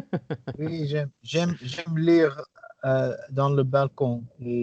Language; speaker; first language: French; non-native, learner; English